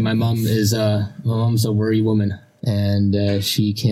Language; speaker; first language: English; non-native, fluent; Russian